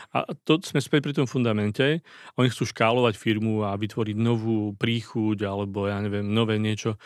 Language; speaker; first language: Slovak; native; Slovak